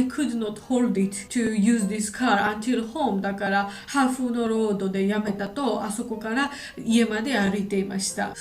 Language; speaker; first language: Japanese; non-native, learner; Georgian